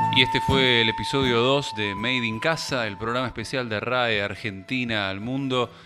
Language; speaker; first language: Spanish; native; Spanish